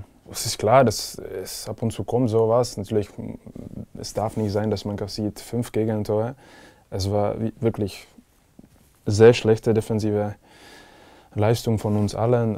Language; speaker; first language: German; non-native, fluent; Czech